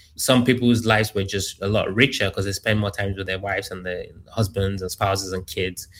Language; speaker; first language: English; non-native, local second language; Yoruba